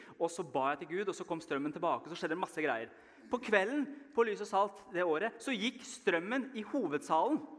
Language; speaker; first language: Norwegian; early bilingual, other home language; Persian